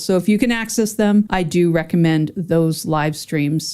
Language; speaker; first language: English; native; English